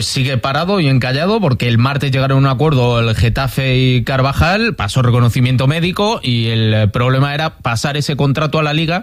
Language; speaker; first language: Spanish; native; Spanish